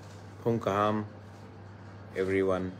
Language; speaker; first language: Hindi; non-native, local second language; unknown